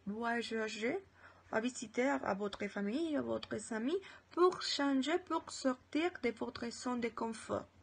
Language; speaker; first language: French; non-native, learner; Spanish